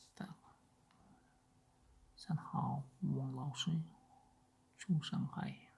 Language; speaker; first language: Chinese; non-native, learner; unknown